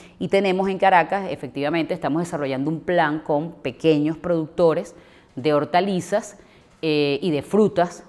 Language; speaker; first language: Spanish; native; Spanish